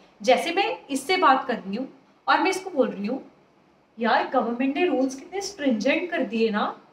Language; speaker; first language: Hindi; native; Hindi